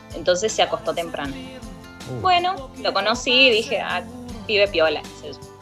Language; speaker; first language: Spanish; native; Spanish